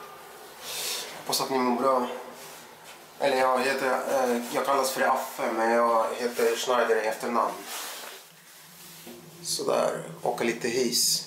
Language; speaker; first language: Swedish; early bilingual, other home language; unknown